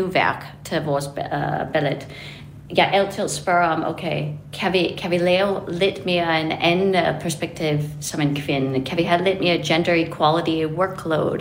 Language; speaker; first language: Danish; non-native, fluent; English